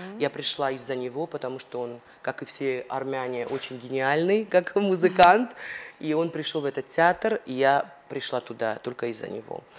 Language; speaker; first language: Russian; non-native, local second language; Ossetic